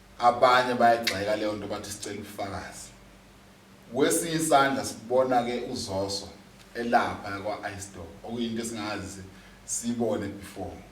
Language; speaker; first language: Zulu; native; Zulu